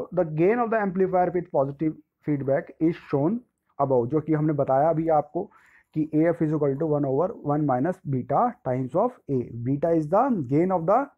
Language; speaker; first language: Hindi; native; Hindi